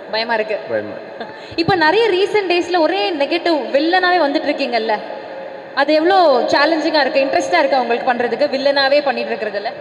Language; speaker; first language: Tamil; native; Tamil